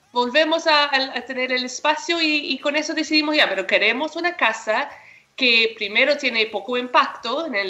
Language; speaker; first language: Spanish; non-native, fluent; English